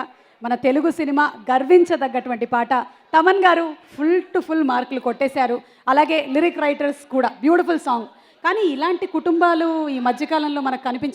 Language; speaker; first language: Telugu; native; Telugu